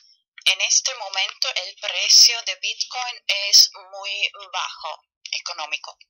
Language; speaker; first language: Spanish; non-native, fluent; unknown